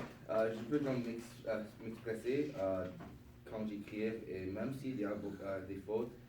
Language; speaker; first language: French; non-native, local second language; English